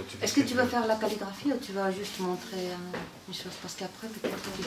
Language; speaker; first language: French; non-native, fluent; Spanish